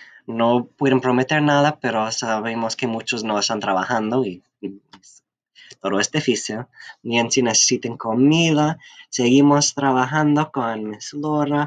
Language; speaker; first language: Spanish; non-native, fluent; English